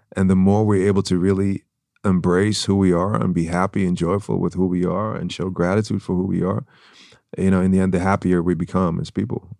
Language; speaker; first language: English; non-native, fluent; German